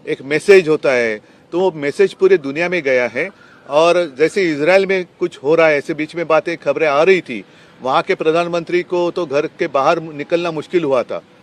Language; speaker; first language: Hindi; non-native, local second language; Marathi